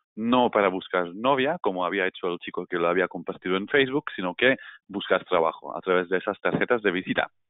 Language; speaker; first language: Spanish; non-native, fluent; Dutch